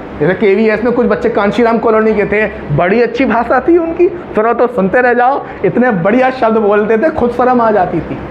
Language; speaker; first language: Hindi; native; Hindi